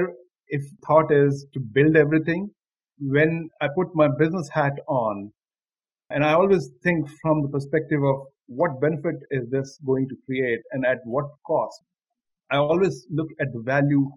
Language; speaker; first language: English; non-native, local second language; Hindi